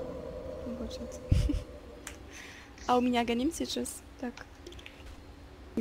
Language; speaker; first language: Russian; non-native, learner; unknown